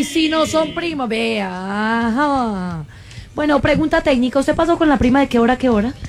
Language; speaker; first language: Spanish; native; Spanish